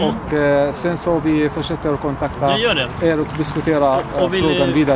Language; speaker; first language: Swedish; non-native, fluent; Arabic